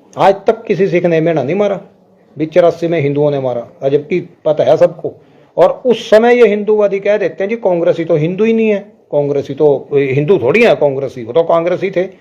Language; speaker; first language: Hindi; non-native, local second language; Punjabi